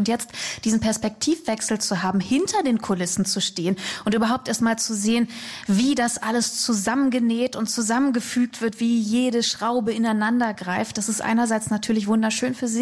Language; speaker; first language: German; native; German